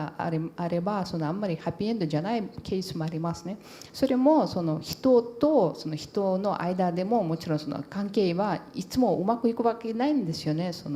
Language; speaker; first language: Japanese; non-native, fluent; Portuguese